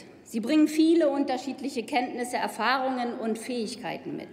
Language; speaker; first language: German; native; German